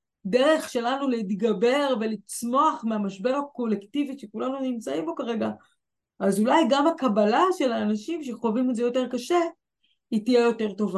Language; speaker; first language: Hebrew; native; Hebrew